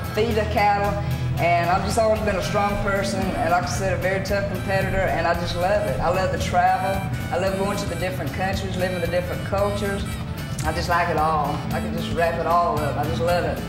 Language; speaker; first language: English; native; English